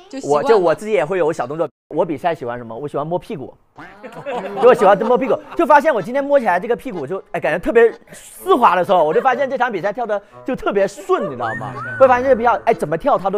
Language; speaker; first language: Chinese; non-native, local second language; Cantonese